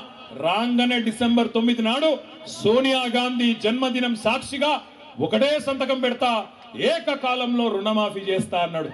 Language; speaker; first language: Telugu; native; Telugu